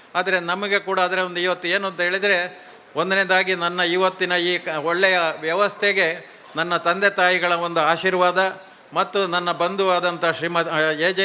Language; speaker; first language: Kannada; non-native, local second language; Tulu